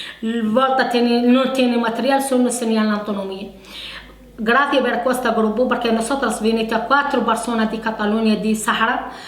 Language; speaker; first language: Italian; non-native, learner; Spanish